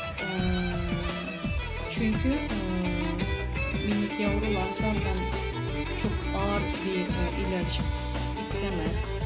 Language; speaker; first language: Turkish; non-native, learner; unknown